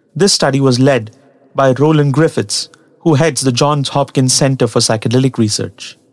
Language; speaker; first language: English; non-native, local second language; Tamil